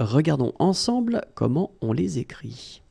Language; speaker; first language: French; native; French